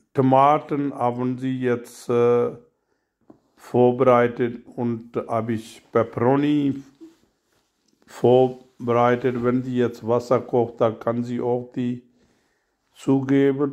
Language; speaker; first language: German; non-native, learner; Urdu